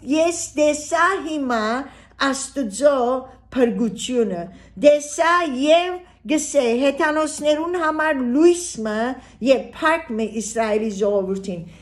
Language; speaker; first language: Armenian; early bilingual, heritage; Armenian